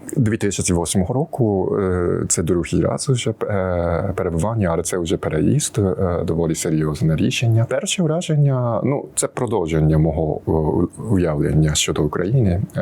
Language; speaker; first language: Ukrainian; non-native, fluent; Japanese